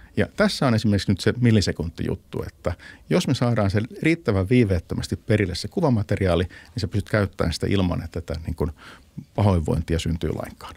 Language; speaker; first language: Finnish; native; Finnish